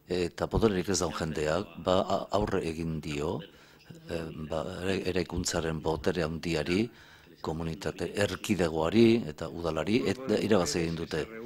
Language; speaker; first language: Basque; native; Basque